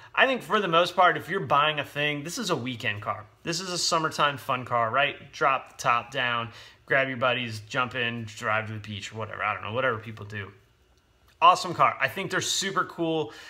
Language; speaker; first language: English; native; English